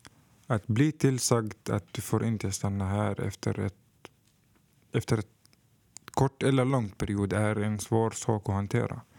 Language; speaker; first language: Swedish; non-native, fluent; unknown